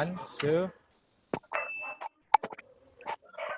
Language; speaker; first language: English; non-native, fluent; Indonesian